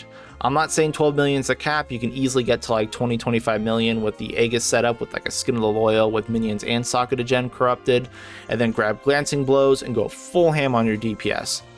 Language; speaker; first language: English; native; English